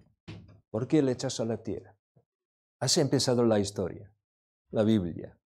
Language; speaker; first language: Spanish; non-native, learner; Korean